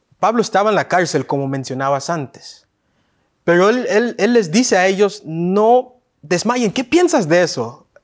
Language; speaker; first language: Spanish; early bilingual, heritage; Spanish